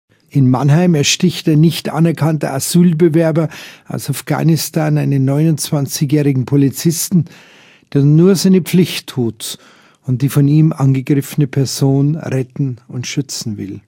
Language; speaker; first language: German; native; German